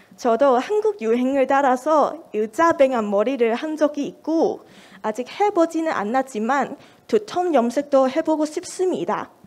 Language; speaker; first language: Korean; non-native, fluent; Cantonese